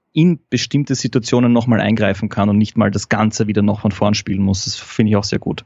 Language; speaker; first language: German; native; German